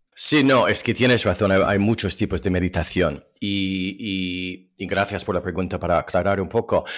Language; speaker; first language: Spanish; non-native, fluent; English